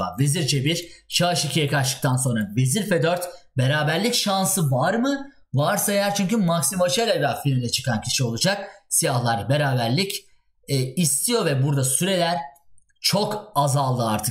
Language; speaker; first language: Turkish; native; Turkish